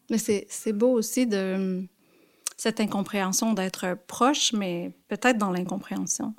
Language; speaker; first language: French; native; French